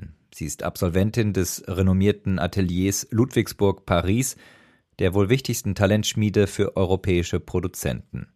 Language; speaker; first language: German; native; German